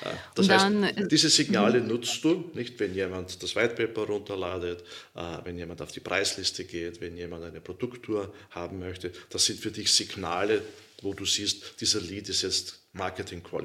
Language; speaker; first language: German; native; German